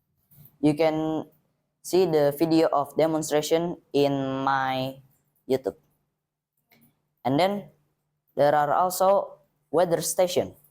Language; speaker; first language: English; non-native, learner; Indonesian